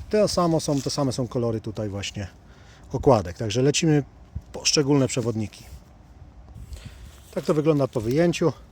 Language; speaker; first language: Polish; native; Polish